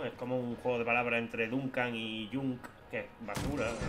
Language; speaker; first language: Spanish; native; Spanish